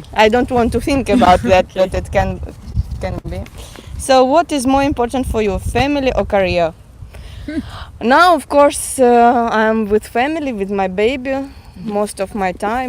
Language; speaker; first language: English; non-native, fluent; Russian